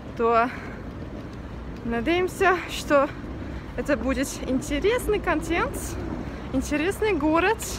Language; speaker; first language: Russian; non-native, learner; Turkish